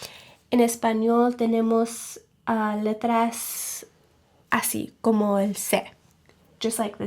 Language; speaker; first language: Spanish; non-native, learner; English